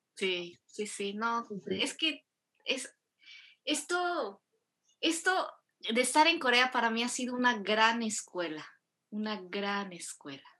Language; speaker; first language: Spanish; early bilingual, other home language; Korean